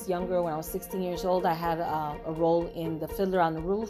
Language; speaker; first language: English; non-native, fluent; Spanish